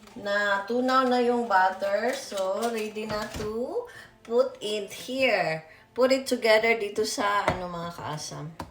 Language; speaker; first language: Filipino; non-native, local second language; Cebuano